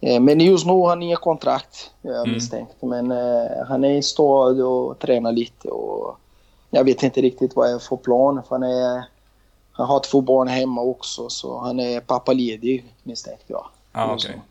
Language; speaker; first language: Swedish; non-native, learner; Portuguese